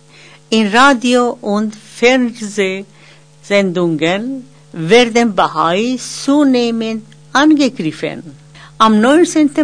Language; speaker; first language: German; non-native, fluent; Persian